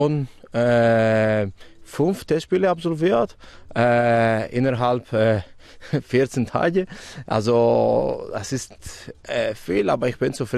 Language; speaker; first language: German; non-native, fluent; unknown